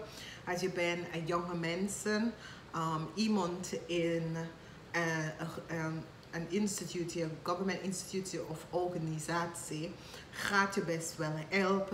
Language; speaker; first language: Dutch; non-native, fluent; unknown